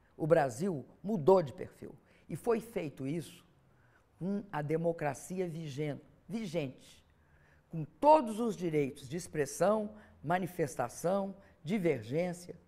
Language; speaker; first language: Portuguese; native; Portuguese